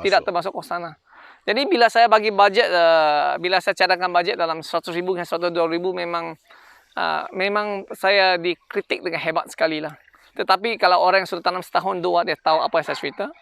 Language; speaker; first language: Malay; non-native, local second language; Chinese